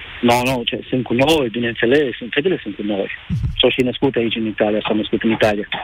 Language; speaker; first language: Romanian; native; Romanian